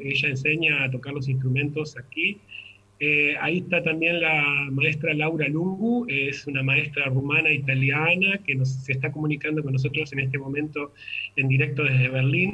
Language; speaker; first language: Spanish; native; Spanish